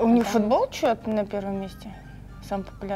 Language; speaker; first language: Russian; native; Russian